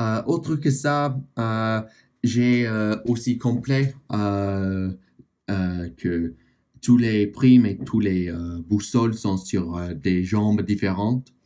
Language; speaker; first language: French; non-native, fluent; English